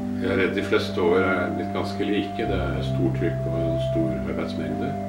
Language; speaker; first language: Norwegian; native; Norwegian